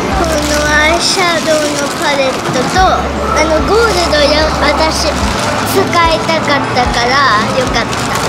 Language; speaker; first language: Japanese; early bilingual, heritage; Japanese